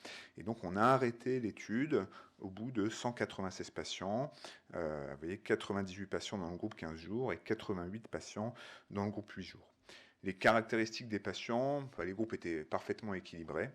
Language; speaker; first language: French; native; French